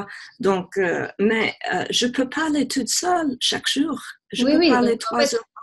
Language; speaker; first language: French; non-native, fluent; English